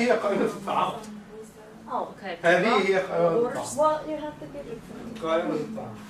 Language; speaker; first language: Arabic; non-native, fluent; English